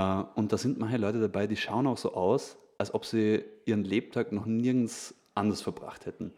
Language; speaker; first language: German; native; German